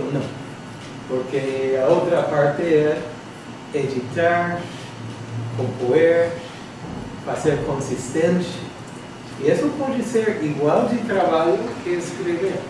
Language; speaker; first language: Portuguese; non-native, fluent; English